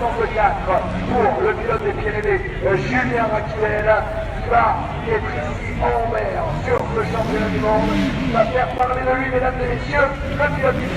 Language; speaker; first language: French; native; French